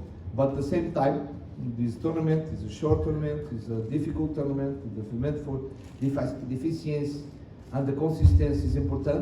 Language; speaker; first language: English; non-native, learner; Portuguese